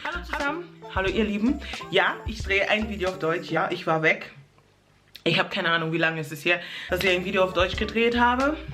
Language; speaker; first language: German; early bilingual, other home language; English